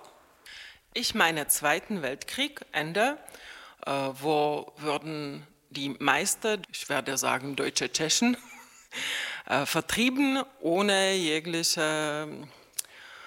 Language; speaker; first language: German; non-native, fluent; Czech